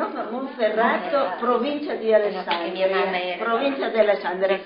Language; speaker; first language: Italian; native; Italian